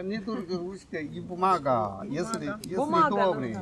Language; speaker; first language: Russian; non-native, learner; Chinese